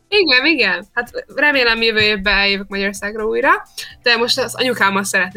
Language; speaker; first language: Hungarian; early bilingual, heritage; Hungarian